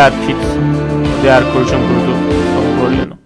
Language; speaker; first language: Norwegian; non-native, fluent; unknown